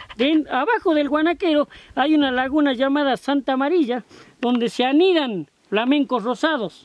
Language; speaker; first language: Spanish; native; Spanish